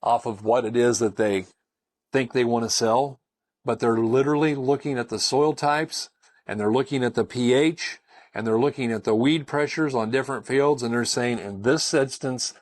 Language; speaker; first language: English; native; English